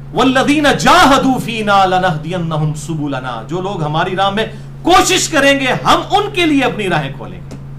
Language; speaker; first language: Urdu; non-native, local second language; Punjabi